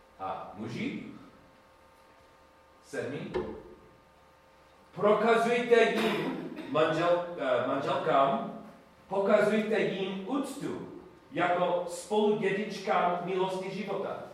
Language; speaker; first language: Czech; non-native, learner; English